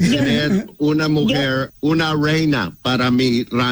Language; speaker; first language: Spanish; non-native, learner; English